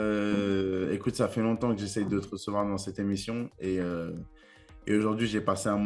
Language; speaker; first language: French; native; French